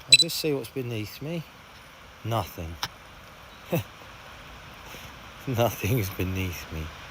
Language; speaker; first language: English; native; English